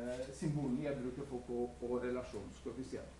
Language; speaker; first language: Norwegian; non-native, fluent; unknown